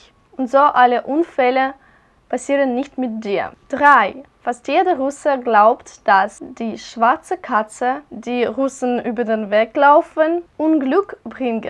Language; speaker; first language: German; non-native, learner; Russian